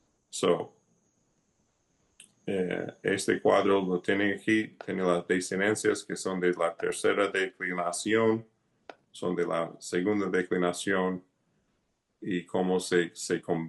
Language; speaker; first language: Spanish; non-native, fluent; English